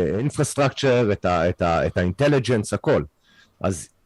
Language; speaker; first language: Hebrew; non-native, fluent; English